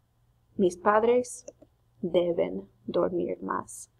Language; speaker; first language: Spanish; non-native, fluent; English